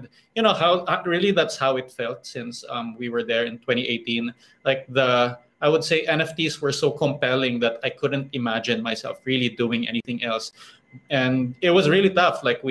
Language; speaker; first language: English; non-native, local second language; Filipino